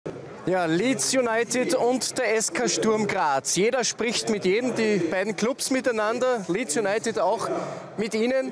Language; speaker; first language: German; native; German